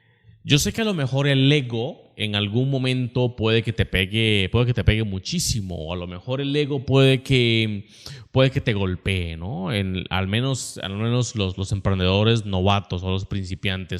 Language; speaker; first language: Spanish; native; Spanish